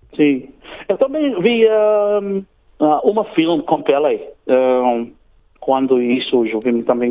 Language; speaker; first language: Portuguese; non-native, learner; English